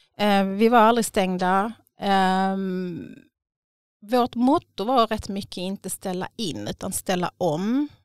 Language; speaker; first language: Swedish; native; Swedish